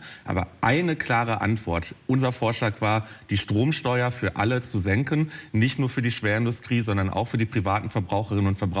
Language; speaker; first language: German; native; German